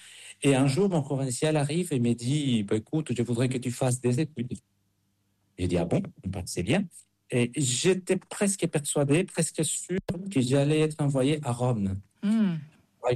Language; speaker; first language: French; non-native, fluent; Spanish